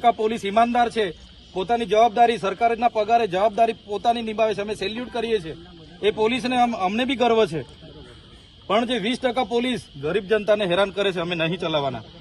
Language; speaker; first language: Gujarati; non-native, local second language; Vasavi